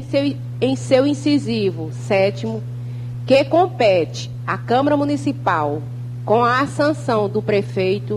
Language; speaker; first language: Portuguese; native; Portuguese